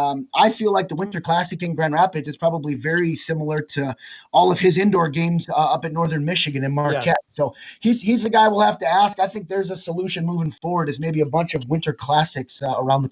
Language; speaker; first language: English; native; English